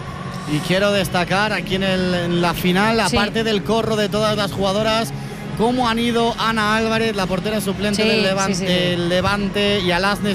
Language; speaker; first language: Spanish; native; Spanish